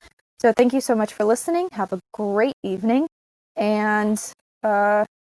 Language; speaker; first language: English; native; English